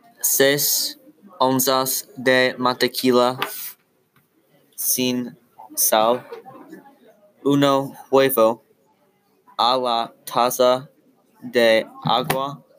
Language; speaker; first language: Spanish; non-native, learner; English